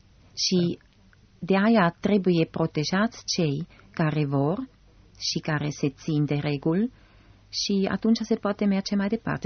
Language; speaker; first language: Romanian; non-native, fluent; German